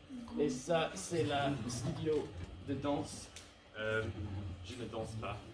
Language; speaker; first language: French; non-native, learner; English